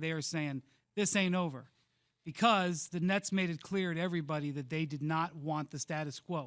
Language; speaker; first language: English; native; English